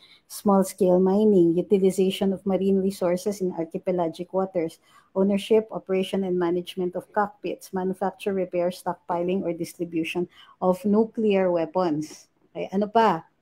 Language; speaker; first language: English; non-native, local second language; Filipino